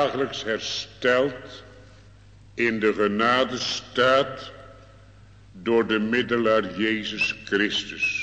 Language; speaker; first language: Dutch; native; Dutch